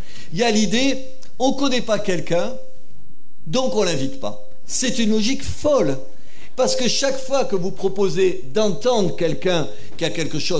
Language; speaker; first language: French; native; French